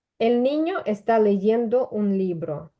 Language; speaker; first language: Spanish; non-native, fluent; Ukrainian